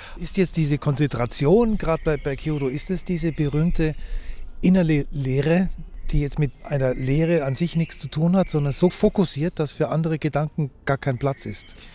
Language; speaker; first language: German; native; German